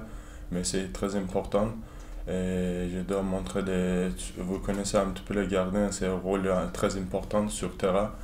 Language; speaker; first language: French; non-native, learner; Turkish